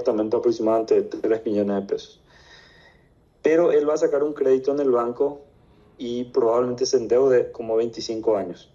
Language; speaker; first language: Spanish; native; Spanish